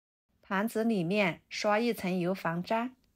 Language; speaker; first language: Chinese; native; Chinese